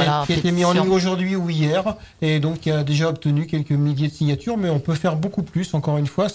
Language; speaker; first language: French; native; French